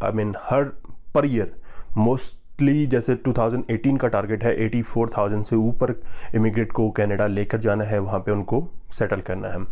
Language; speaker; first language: Hindi; native; Hindi